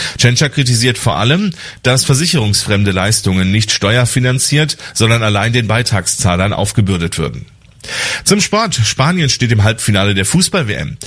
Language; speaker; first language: German; native; German